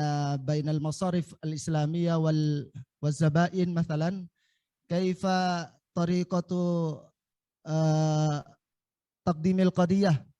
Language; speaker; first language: Arabic; non-native, fluent; Indonesian